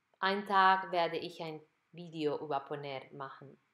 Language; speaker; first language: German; non-native, fluent; Spanish